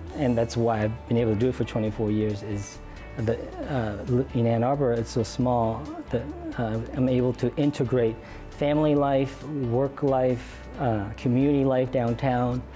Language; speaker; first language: English; native; English